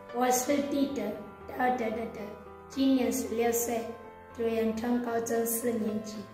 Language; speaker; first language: Chinese; non-native, learner; Southern Sotho